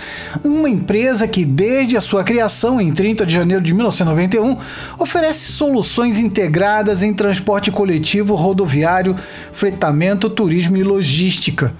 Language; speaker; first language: Portuguese; native; Portuguese